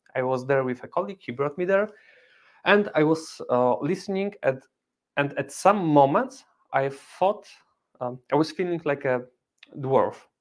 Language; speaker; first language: English; non-native, fluent; Polish